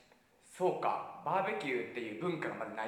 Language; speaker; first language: Japanese; native; Japanese